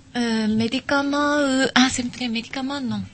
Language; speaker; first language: French; non-native, learner; Japanese